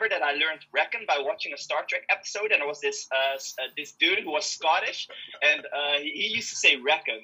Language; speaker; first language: English; non-native, fluent; Dutch